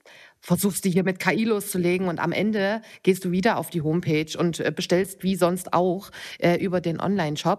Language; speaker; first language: German; native; German